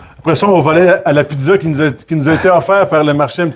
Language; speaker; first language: French; native; French